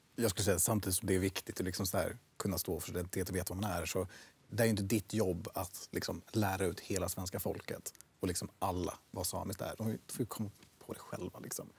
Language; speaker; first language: Swedish; native; Swedish